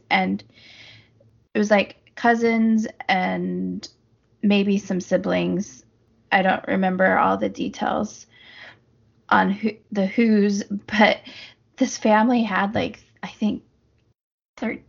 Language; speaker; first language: English; native; English